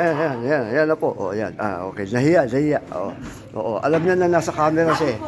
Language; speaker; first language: Filipino; native; Filipino